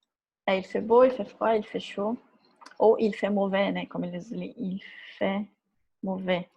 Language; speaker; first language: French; non-native, fluent; Portuguese